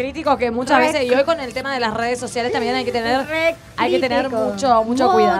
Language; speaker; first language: Spanish; native; Spanish